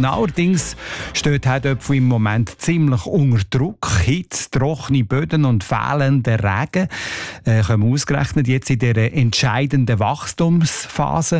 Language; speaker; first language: German; native; German